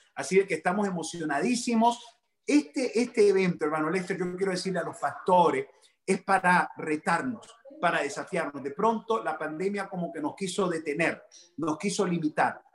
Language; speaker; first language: Spanish; native; Spanish